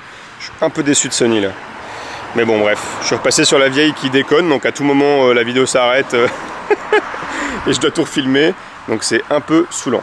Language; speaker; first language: French; native; French